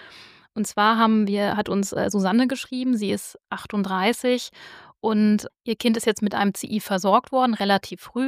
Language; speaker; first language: German; native; German